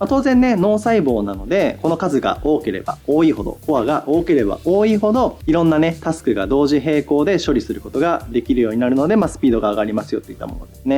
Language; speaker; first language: Japanese; native; Japanese